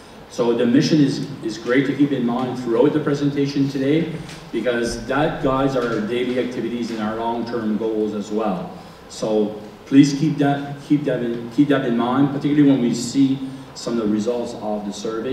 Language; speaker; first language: English; non-native, local second language; French